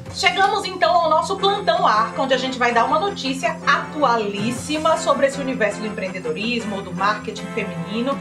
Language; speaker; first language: Portuguese; native; Portuguese